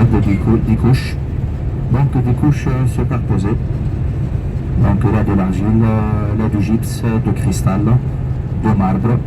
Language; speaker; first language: French; non-native, local second language; Arabic